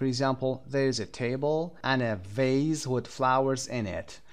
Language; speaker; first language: English; non-native, fluent; Persian